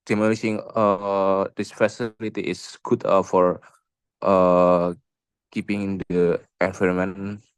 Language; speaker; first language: English; non-native, local second language; Indonesian